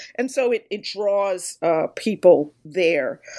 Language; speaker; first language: English; native; English